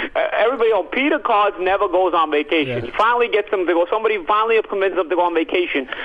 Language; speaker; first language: English; early bilingual, other home language; Italian